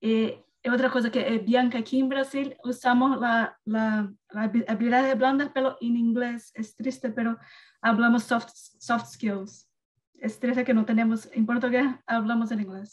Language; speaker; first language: Spanish; non-native, learner; Portuguese